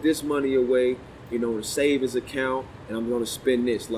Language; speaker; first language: English; native; English